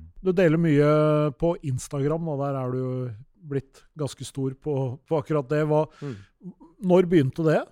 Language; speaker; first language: Norwegian; native; Norwegian